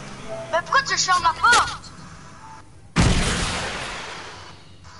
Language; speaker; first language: French; native; French